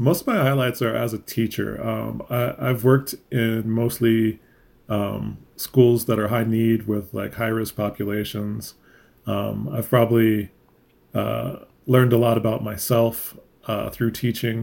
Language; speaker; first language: English; native; English